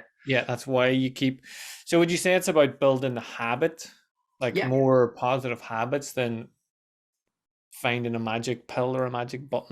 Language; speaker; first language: English; native; English